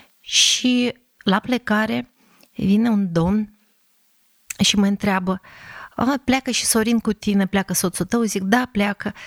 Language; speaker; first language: Romanian; non-native, fluent; Russian